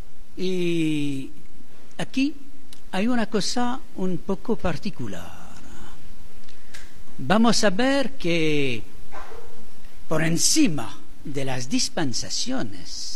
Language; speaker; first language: Spanish; non-native, fluent; French